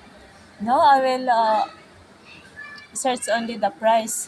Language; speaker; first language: English; non-native, local second language; Filipino